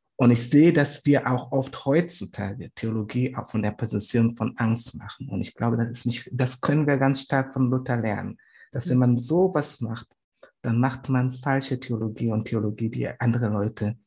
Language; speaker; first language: German; non-native, fluent; Swahili